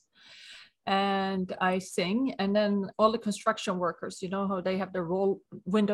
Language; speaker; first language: English; non-native, fluent; Swedish